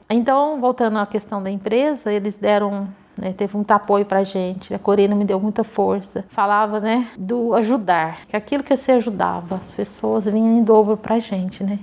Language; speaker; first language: Portuguese; native; Portuguese